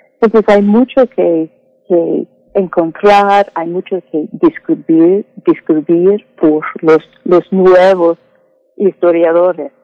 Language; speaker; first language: Spanish; non-native, fluent; English